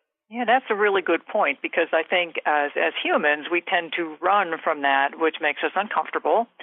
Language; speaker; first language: English; native; English